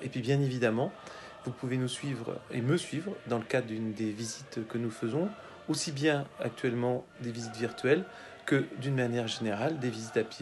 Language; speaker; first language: French; native; French